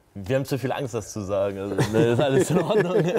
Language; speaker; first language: German; native; German